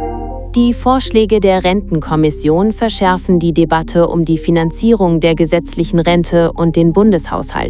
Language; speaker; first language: German; native; German